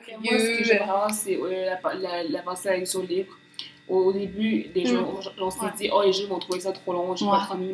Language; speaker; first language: French; native; French